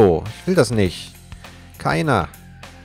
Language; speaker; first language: German; native; German